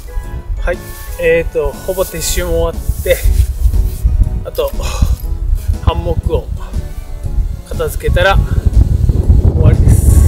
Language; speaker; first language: Japanese; native; Japanese